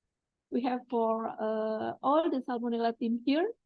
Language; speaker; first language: English; non-native, fluent; Indonesian